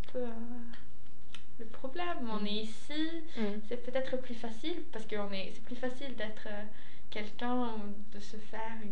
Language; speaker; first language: French; non-native, fluent; Swedish